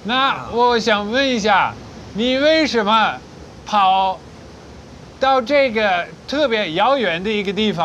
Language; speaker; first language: Chinese; non-native, fluent; Dutch